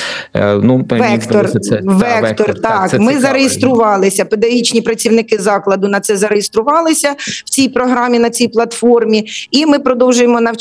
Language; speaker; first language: Ukrainian; native; Ukrainian